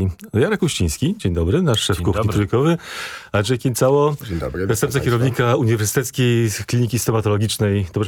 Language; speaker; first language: Polish; native; Polish